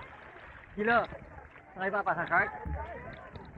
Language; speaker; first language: Filipino; non-native, local second language; Cebuano